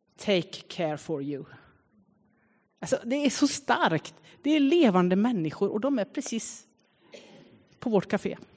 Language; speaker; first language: Swedish; native; Swedish